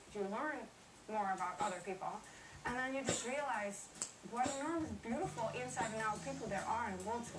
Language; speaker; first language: English; non-native, fluent; Dutch